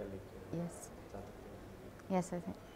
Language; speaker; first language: English; non-native, learner; Arabic